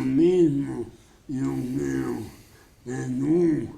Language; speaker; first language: Spanish; non-native, fluent; English